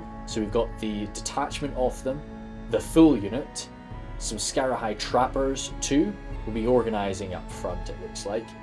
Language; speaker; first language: English; native; English